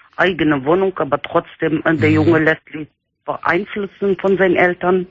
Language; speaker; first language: German; non-native, learner; Kurdish